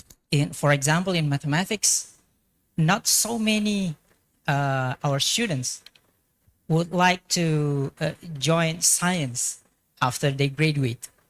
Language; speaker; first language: English; non-native, fluent; Indonesian